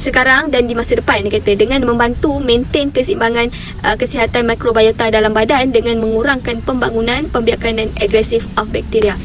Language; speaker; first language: Malay; native; Malay